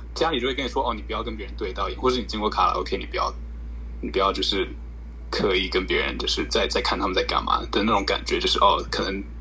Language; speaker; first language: Chinese; early bilingual, heritage; Chinese